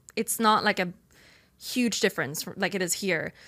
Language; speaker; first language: English; non-native, fluent; Swedish